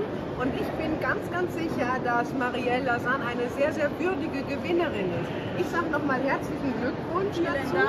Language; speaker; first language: German; native; German